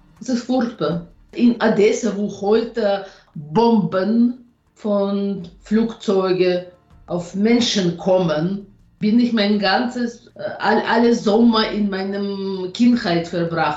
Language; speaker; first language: German; non-native, fluent; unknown